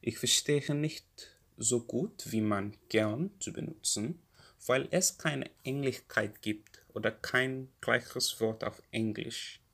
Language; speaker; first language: German; non-native, learner; English